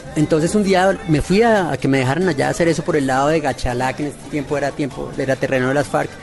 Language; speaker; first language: Spanish; native; Spanish